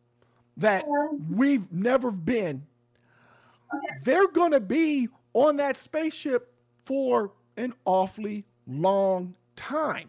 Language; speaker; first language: English; native; English